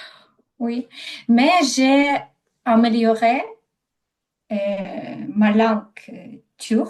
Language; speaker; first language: French; non-native, learner; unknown